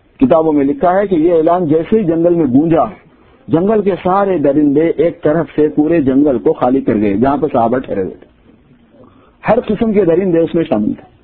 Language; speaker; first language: Urdu; native; Urdu